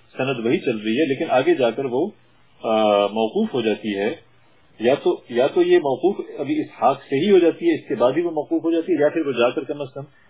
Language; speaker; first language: Urdu; non-native, local second language; Punjabi